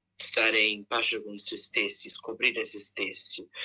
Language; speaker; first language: Italian; native; Italian